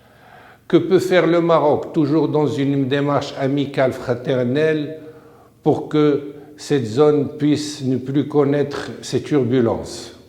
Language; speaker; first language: French; non-native, local second language; Arabic